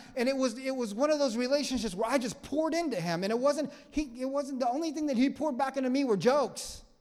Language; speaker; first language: English; non-native, fluent; Vietnamese